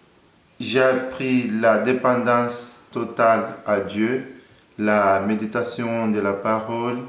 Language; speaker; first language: French; non-native, fluent; Portuguese